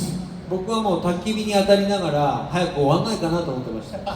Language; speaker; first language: Japanese; native; Japanese